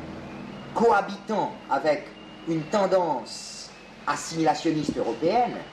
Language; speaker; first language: French; native; French